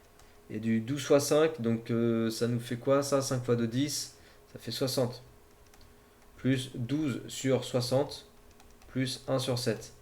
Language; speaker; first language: French; native; French